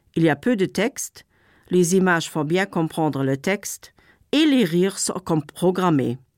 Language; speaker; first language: French; non-native, local second language; Luxembourgish